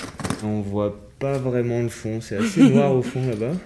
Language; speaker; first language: French; native; French